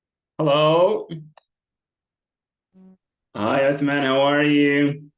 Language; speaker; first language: English; non-native, fluent; Arabic